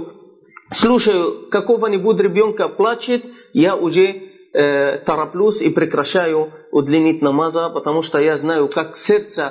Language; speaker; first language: Russian; non-native, fluent; Arabic